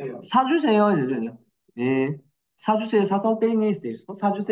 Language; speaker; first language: Korean; non-native, fluent; Kyrgyz